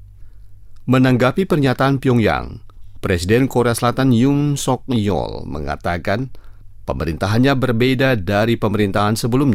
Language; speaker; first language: Indonesian; native; Indonesian